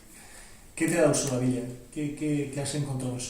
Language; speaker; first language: Spanish; native; Spanish